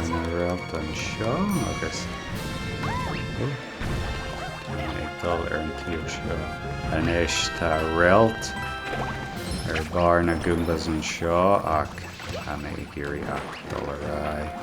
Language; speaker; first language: Irish; non-native, local second language; English